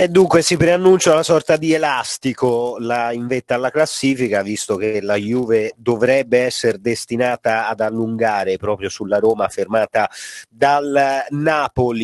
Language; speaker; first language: Italian; native; Italian